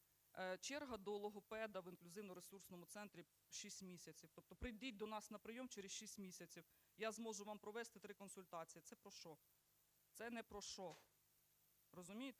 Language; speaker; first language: Ukrainian; native; Ukrainian